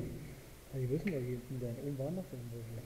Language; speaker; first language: German; native; German